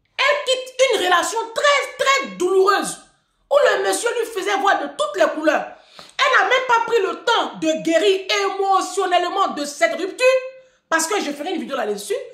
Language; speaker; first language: French; native; French